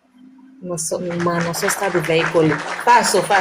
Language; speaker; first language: Italian; non-native, learner; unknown